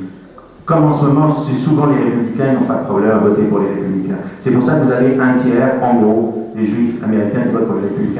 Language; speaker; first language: French; native; French